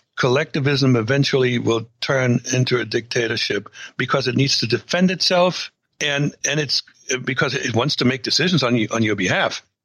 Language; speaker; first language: English; non-native, fluent; German